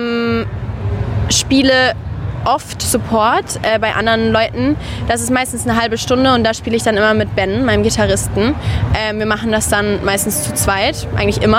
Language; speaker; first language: German; native; German